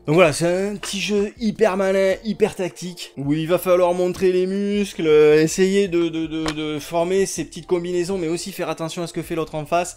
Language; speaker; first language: French; native; French